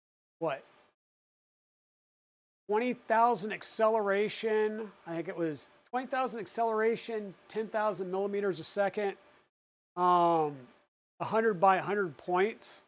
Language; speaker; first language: English; native; English